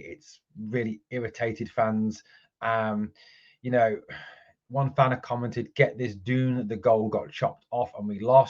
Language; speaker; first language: English; native; English